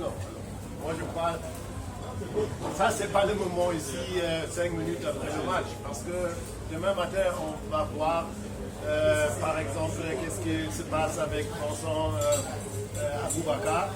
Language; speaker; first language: French; non-native, fluent; German